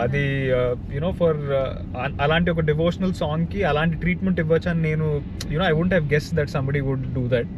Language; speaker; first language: Telugu; native; Telugu